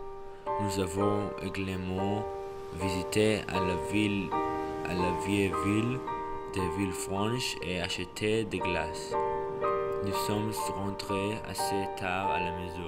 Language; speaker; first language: French; non-native, learner; English